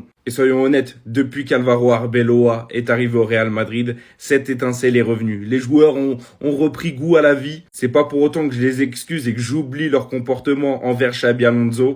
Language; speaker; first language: French; native; French